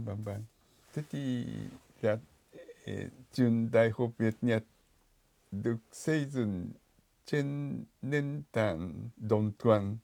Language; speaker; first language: Vietnamese; non-native, fluent; Japanese